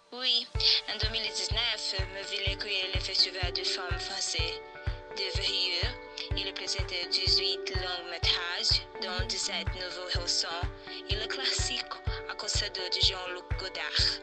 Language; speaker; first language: French; non-native, learner; Portuguese